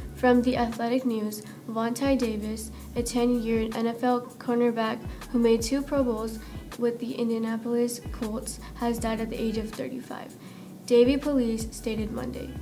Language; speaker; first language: English; native; English